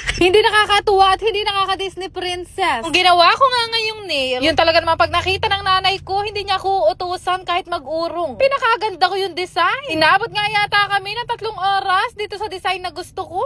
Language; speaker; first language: Filipino; non-native, local second language; Pampanga